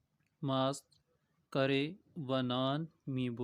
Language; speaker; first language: Persian; non-native, fluent; Urdu